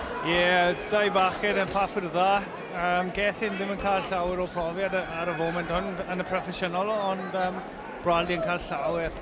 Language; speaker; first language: Welsh; non-native, local second language; English